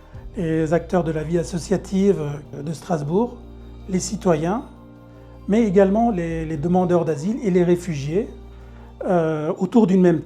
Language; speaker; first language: French; early bilingual, other home language; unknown